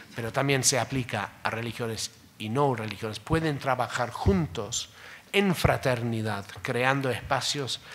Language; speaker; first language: Spanish; non-native, fluent; English